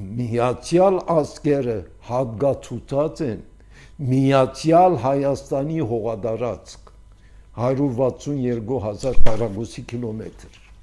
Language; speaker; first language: Armenian; early bilingual, heritage; Armenian